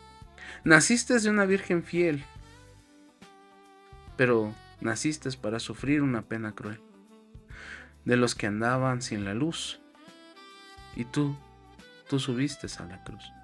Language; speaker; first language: Spanish; native; Spanish